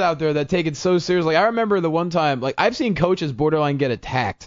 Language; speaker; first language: English; native; English